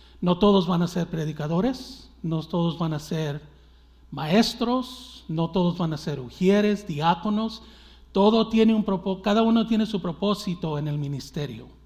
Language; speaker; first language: Spanish; early bilingual, heritage; Spanish